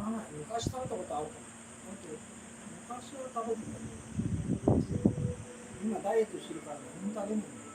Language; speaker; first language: Japanese; native; Japanese